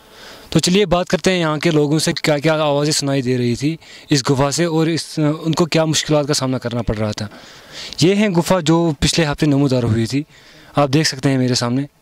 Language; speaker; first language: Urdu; non-native, local second language; Kashmiri